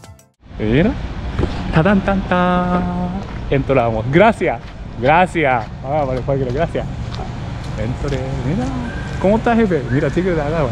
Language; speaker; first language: Spanish; non-native, learner; Japanese